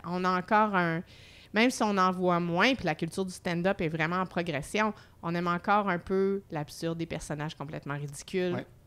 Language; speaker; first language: French; native; French